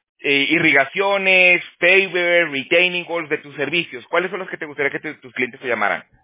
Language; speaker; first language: Spanish; native; Spanish